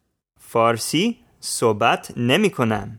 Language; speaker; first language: Persian; non-native, learner; English